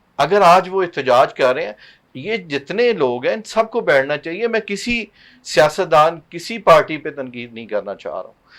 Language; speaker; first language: Urdu; non-native, local second language; Punjabi